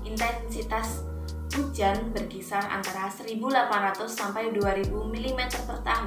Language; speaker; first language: Indonesian; native; Indonesian